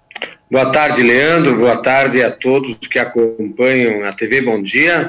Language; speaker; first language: Portuguese; native; Portuguese